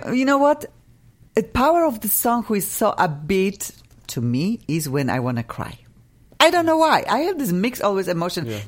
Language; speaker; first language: English; non-native, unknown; Russian